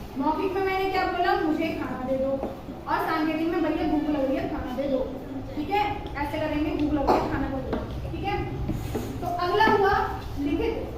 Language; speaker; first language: Hindi; native; Hindi